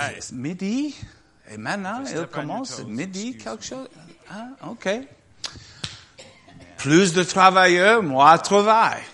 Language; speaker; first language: French; non-native, learner; English